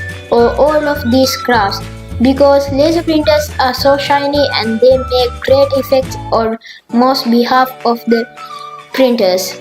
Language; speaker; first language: English; non-native, local second language; Sinhala